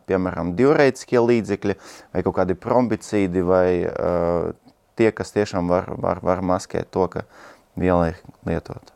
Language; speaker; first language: Latvian; non-native, local second language; Russian